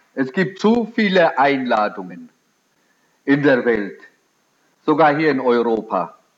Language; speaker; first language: German; early bilingual, heritage; German